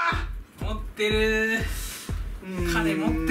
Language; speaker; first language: Japanese; native; Japanese